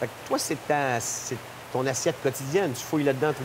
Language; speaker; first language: French; native; French